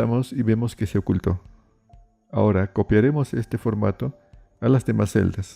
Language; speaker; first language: Spanish; native; Spanish